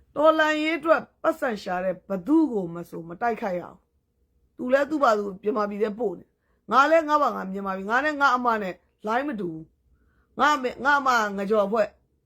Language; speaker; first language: Burmese; native; Burmese